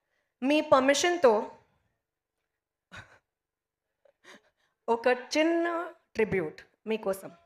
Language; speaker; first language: Telugu; non-native, learner; Hindi